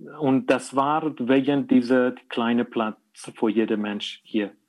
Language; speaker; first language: German; non-native, learner; Persian